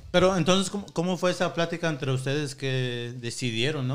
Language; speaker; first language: Spanish; early bilingual, heritage; Spanish